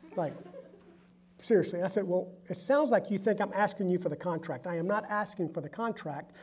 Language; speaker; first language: English; early bilingual, other home language; Spanish